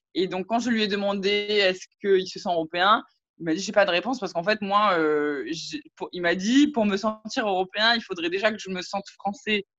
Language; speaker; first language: French; native; French